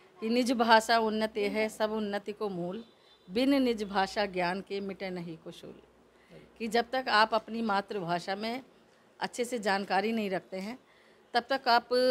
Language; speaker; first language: Hindi; native; Hindi